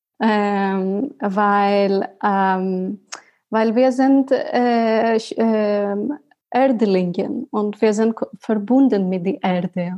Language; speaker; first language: German; non-native, learner; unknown